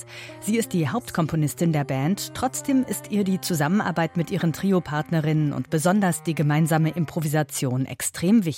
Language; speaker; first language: German; native; German